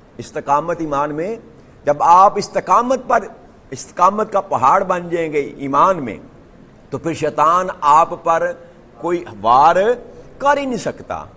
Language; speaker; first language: Urdu; non-native, local second language; Punjabi